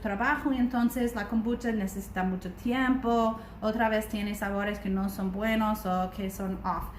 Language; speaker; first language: Spanish; non-native, learner; English